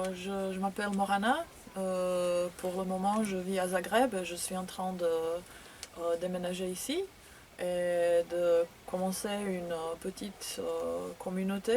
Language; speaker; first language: French; non-native, fluent; Croatian